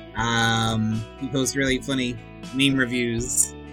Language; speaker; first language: English; native; English